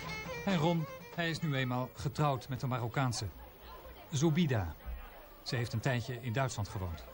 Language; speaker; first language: Dutch; native; Dutch